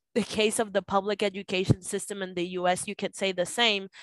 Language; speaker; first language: English; non-native, fluent; Spanish